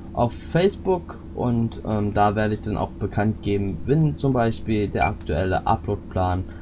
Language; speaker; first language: German; native; German